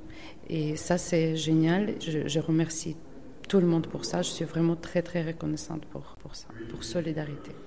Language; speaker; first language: French; non-native, fluent; Ukrainian